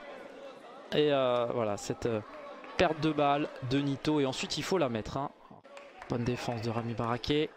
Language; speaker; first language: French; native; French